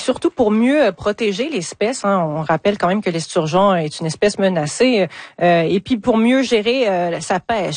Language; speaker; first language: French; native; French